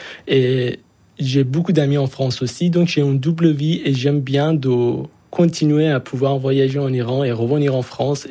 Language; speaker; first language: French; non-native, fluent; Persian